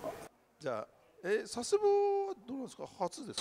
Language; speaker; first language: Japanese; native; Japanese